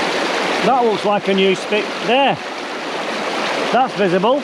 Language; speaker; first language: English; native; English